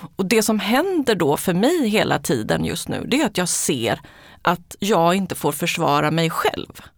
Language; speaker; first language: Swedish; early bilingual, other home language; Spanish